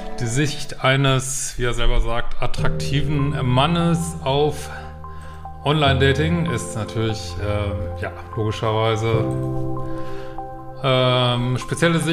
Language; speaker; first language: German; native; German